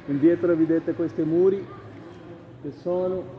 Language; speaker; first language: Italian; non-native, learner; Urdu